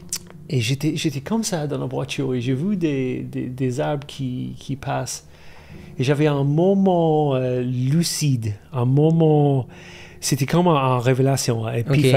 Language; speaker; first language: French; non-native, fluent; English